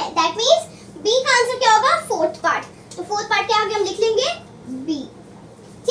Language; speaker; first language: Hindi; native; Hindi